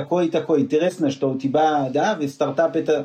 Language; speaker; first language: Russian; non-native, learner; Hebrew